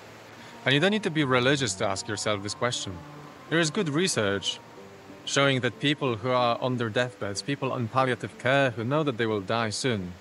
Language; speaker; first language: English; non-native, fluent; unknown